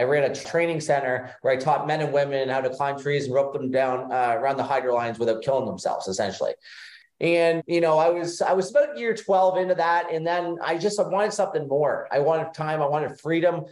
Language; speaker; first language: English; native; English